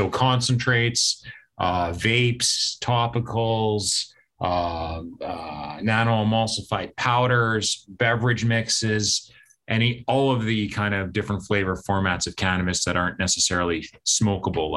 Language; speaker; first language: English; native; English